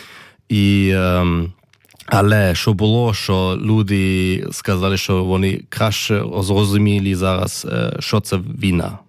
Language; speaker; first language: Ukrainian; non-native, learner; German